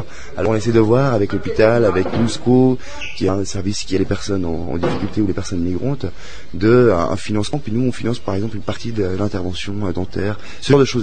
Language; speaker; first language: French; native; French